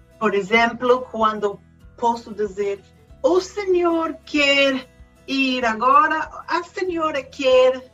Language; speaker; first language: Portuguese; non-native, fluent; Spanish